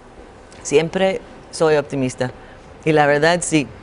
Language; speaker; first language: Spanish; non-native, fluent; English